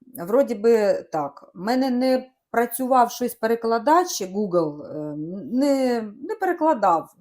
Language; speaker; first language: Ukrainian; non-native, local second language; Russian